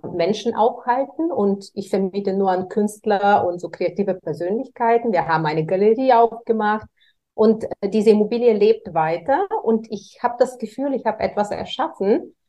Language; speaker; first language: German; non-native, fluent; Bulgarian